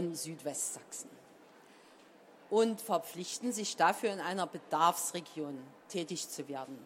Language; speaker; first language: German; native; German